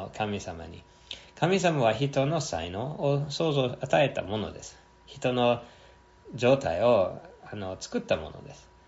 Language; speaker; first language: Japanese; non-native, fluent; English